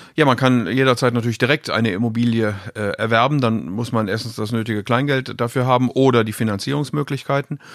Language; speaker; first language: German; native; German